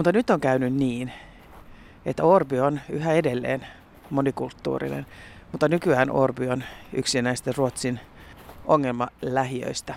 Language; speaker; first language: Finnish; early bilingual, heritage; Finnish